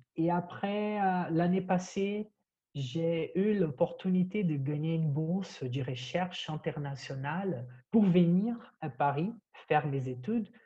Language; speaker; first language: French; non-native, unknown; Portuguese